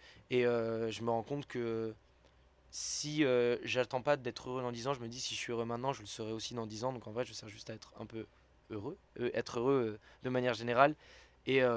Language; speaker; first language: French; native; French